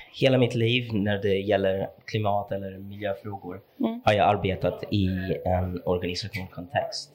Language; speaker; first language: Swedish; non-native, fluent; English